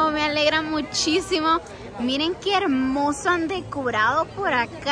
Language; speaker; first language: Spanish; native; Spanish